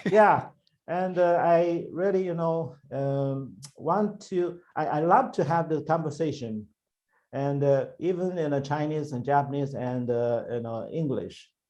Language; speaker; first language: English; non-native, learner; Chinese